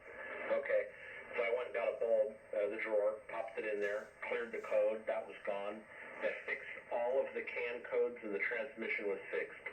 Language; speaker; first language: English; native; English